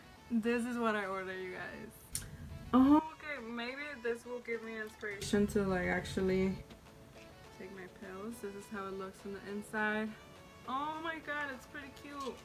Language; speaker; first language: English; early bilingual, other home language; Spanish